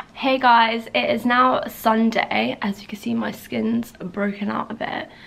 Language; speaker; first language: English; early bilingual, other home language; Persian